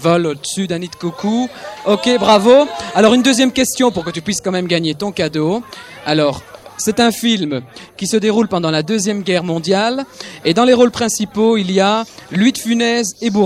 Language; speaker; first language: French; native; French